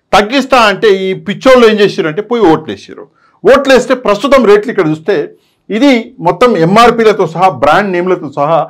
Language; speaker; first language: Telugu; native; Telugu